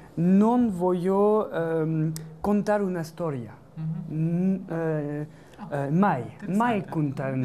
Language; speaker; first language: Italian; non-native, learner; French